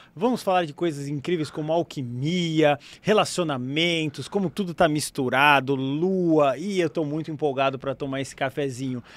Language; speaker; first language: Portuguese; native; Portuguese